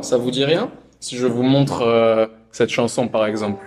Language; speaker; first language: French; native; French